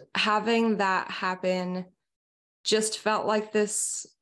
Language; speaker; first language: English; native; English